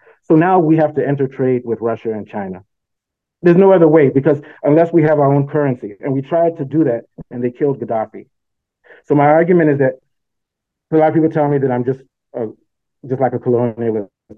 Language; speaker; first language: English; non-native, local second language; Yoruba